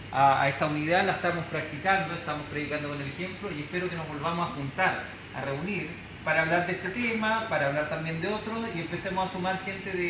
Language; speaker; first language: Spanish; native; Spanish